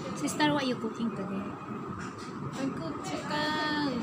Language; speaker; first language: English; non-native, learner; Filipino